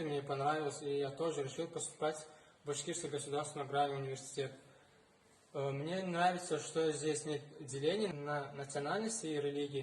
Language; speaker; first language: Russian; non-native, fluent; Turkmen